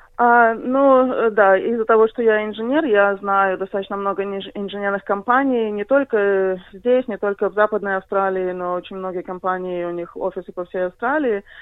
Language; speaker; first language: Russian; early bilingual, heritage; Russian